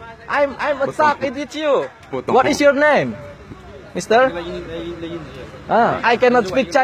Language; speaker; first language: English; non-native, learner; Indonesian